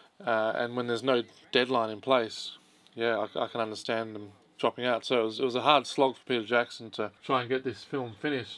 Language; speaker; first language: English; native; English